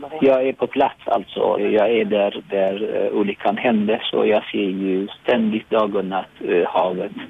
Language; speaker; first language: Swedish; non-native, fluent; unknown